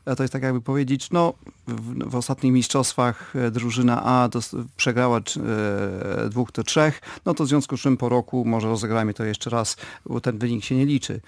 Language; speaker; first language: Polish; early bilingual, heritage; Polish